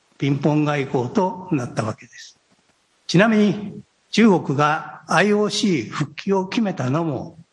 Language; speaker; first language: Japanese; native; Japanese